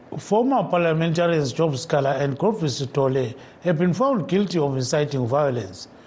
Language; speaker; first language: English; non-native, local second language; North Ndebele